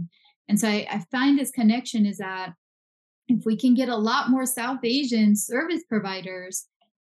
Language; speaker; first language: English; non-native, local second language; Punjabi